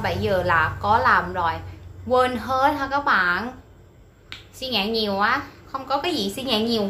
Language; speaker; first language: Vietnamese; non-native, learner; Thai